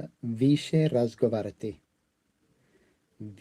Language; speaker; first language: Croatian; non-native, learner; English